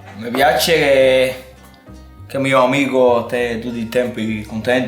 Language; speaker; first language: Italian; non-native, learner; Spanish